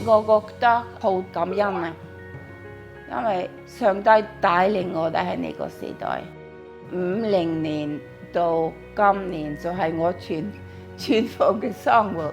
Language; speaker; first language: Cantonese; non-native, fluent; Norwegian